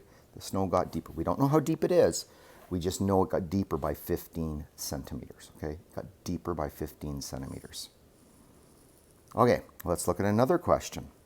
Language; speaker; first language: English; native; English